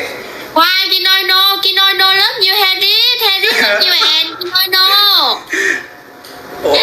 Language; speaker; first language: English; non-native, learner; Vietnamese